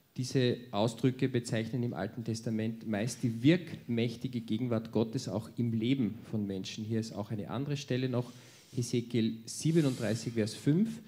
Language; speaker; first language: German; native; German